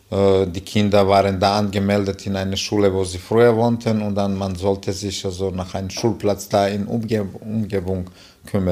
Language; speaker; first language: German; non-native, fluent; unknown